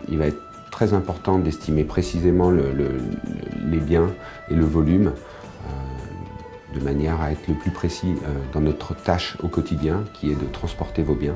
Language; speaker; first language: French; native; French